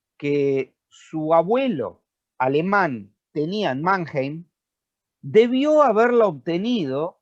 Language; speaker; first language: Spanish; native; Spanish